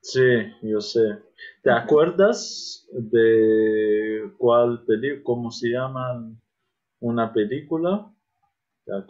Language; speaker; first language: Spanish; non-native, fluent; Arabic